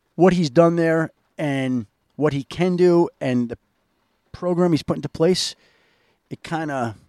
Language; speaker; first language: English; native; English